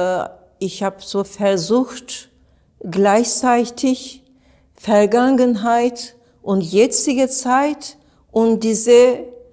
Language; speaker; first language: German; non-native, learner; Turkish